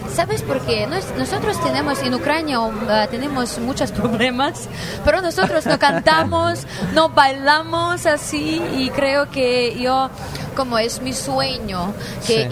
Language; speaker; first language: Spanish; non-native, learner; Ukrainian